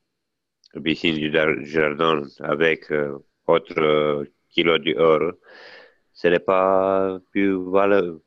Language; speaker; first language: French; non-native, learner; Italian